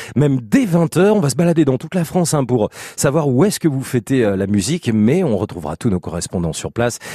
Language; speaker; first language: French; native; French